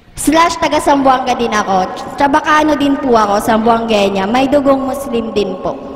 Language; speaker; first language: Filipino; non-native, local second language; Chavacano